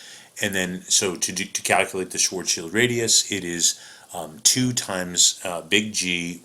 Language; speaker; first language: English; native; English